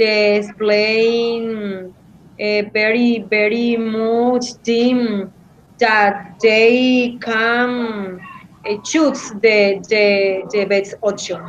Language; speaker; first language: English; non-native, learner; Spanish